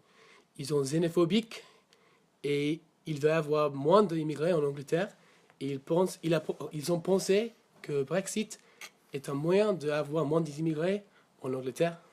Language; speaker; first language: French; non-native, learner; English